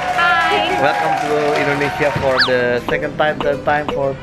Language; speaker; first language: English; non-native, fluent; Indonesian